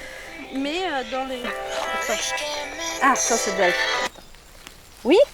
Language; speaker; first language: French; non-native, fluent; German